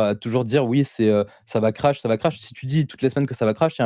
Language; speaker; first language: French; native; French